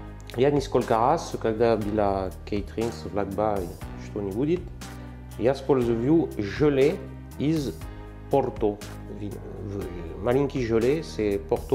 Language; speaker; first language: Russian; non-native, learner; French